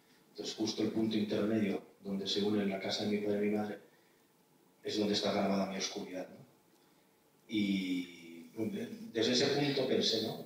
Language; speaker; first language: Spanish; native; Spanish